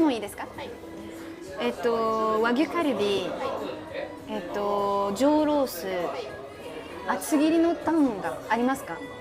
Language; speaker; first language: Japanese; non-native, fluent; French